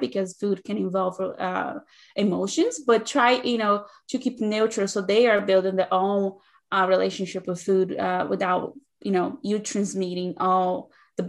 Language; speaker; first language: English; non-native, fluent; Portuguese